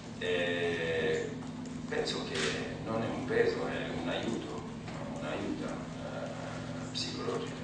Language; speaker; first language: Italian; non-native, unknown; French